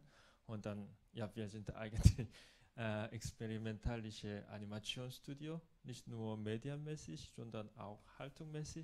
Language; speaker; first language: German; non-native, fluent; Korean